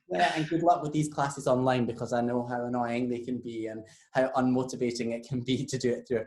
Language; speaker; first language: English; native; English